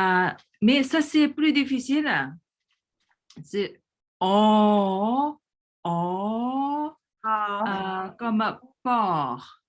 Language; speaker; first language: French; non-native, fluent; Korean